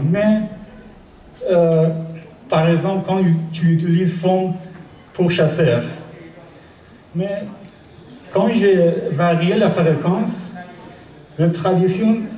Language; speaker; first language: French; non-native, learner; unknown